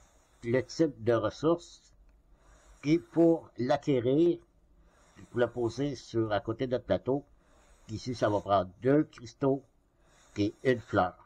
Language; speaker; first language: French; native; French